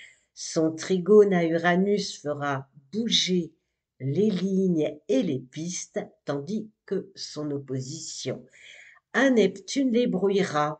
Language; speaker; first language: French; native; French